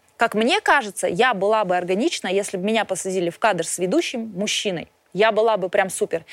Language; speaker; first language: Russian; native; Russian